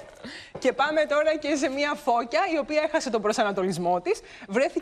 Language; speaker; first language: Greek; native; Greek